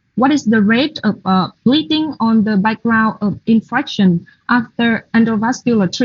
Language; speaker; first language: English; non-native, fluent; Vietnamese